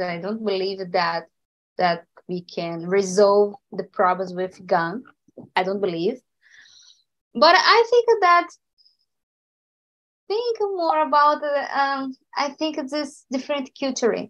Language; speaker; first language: English; non-native, learner; Portuguese